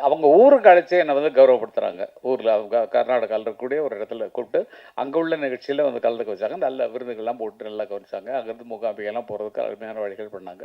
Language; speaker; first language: Tamil; native; Tamil